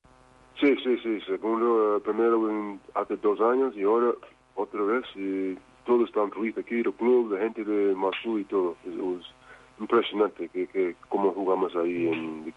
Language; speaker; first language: Spanish; non-native, fluent; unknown